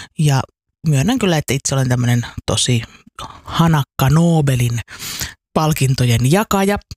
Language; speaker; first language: Finnish; native; Finnish